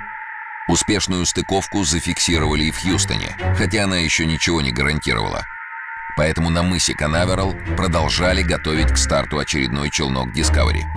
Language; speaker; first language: Russian; native; Russian